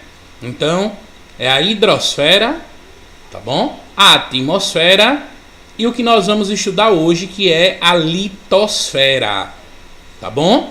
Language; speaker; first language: Portuguese; native; Portuguese